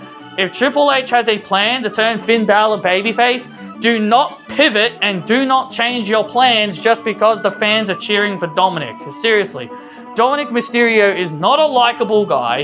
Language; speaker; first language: English; native; English